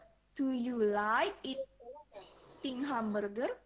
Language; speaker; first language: English; non-native, fluent; Indonesian